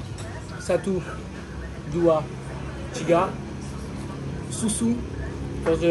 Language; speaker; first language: Indonesian; non-native, learner; French